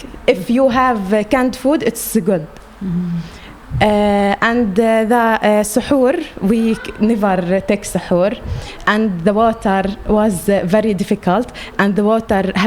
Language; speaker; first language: English; non-native, learner; Arabic